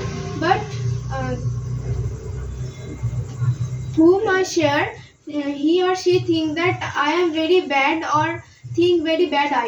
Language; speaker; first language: English; non-native, learner; Bangla